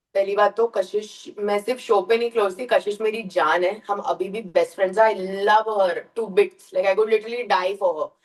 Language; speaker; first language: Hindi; early bilingual, heritage; Hindi